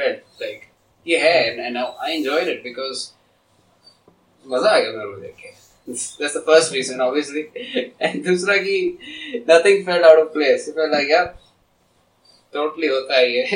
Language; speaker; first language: English; non-native, local second language; Hindi